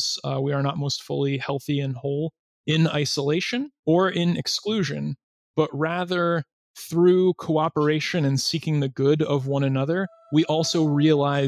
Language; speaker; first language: English; native; English